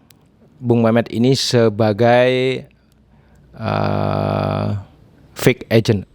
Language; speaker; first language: Indonesian; native; Indonesian